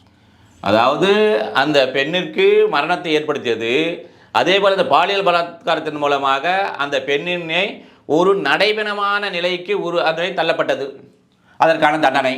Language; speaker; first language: Tamil; native; Tamil